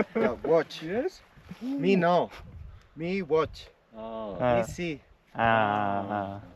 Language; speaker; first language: English; non-native, learner; Korean